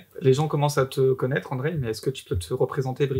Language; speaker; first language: French; native; French